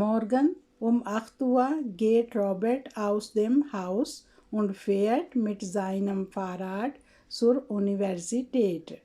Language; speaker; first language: German; non-native, fluent; Urdu